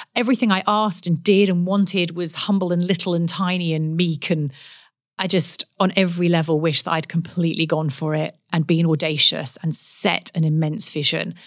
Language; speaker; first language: English; native; English